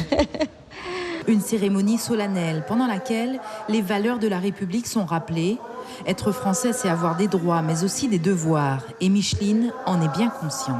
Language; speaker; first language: French; native; French